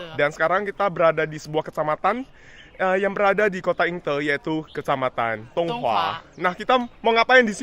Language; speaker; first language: Indonesian; non-native, fluent; Chinese